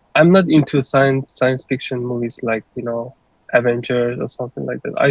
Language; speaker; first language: English; non-native, learner; Persian